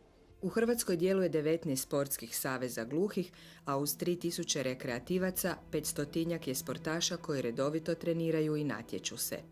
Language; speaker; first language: Croatian; native; Croatian